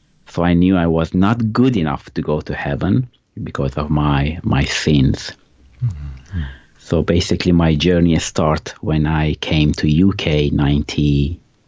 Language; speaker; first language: English; non-native, fluent; Persian